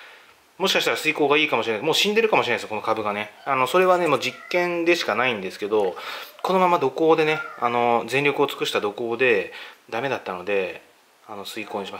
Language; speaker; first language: Japanese; native; Japanese